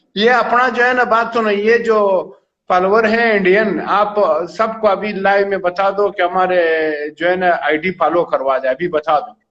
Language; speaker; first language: Hindi; non-native, fluent; Pashto